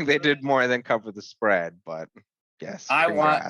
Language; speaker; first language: English; native; English